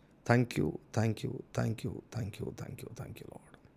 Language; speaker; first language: English; non-native, local second language; Telugu